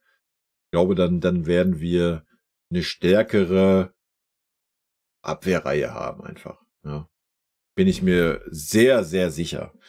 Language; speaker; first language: German; native; German